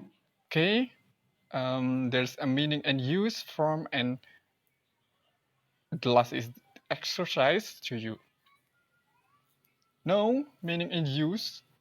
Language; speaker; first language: English; non-native, learner; Indonesian